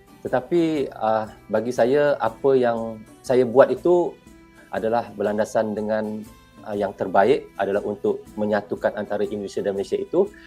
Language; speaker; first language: Malay; native; Malay